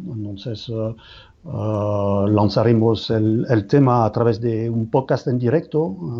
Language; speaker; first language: Spanish; non-native, fluent; French